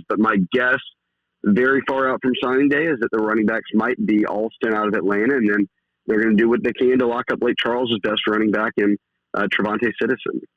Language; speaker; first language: English; native; English